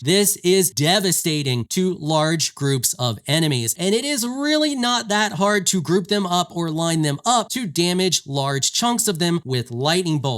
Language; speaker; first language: English; native; English